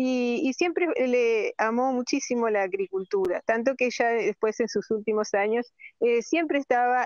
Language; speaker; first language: Spanish; native; Spanish